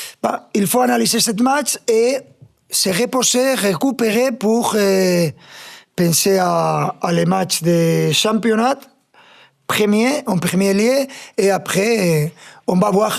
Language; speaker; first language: French; non-native, fluent; Spanish